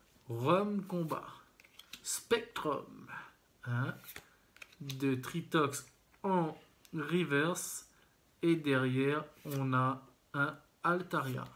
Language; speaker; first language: French; native; French